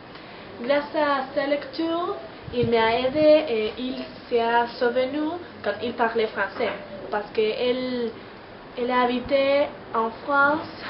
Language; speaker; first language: French; non-native, learner; Spanish